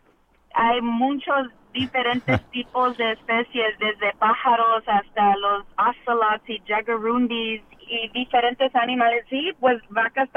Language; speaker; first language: Spanish; early bilingual, heritage; English